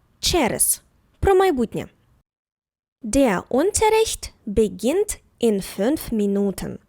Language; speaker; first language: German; non-native, fluent; Ukrainian